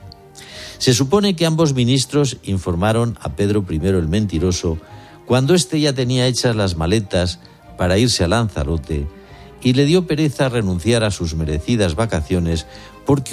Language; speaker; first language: Spanish; native; Spanish